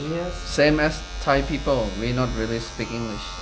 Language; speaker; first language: English; non-native, learner; Thai